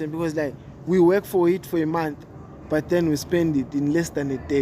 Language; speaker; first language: English; non-native, local second language; North Ndebele